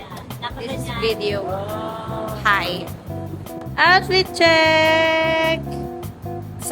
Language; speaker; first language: English; non-native, local second language; Filipino